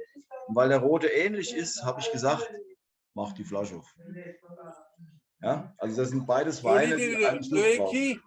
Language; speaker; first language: German; native; German